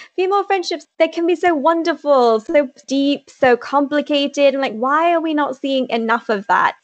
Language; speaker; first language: English; native; English